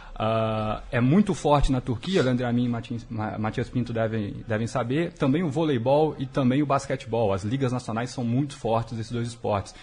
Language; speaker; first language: Portuguese; native; Portuguese